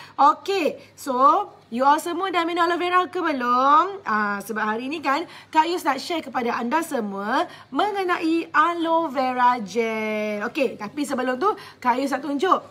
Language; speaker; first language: Malay; native; Malay